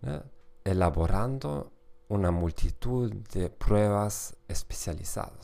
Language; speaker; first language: Spanish; non-native, fluent; German